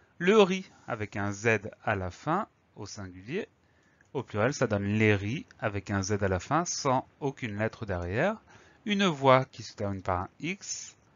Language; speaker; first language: French; native; French